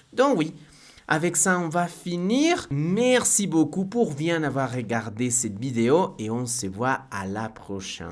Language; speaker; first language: French; non-native, fluent; Spanish